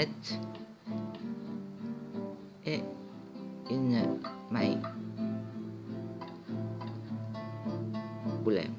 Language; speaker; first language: French; non-native, fluent; Greek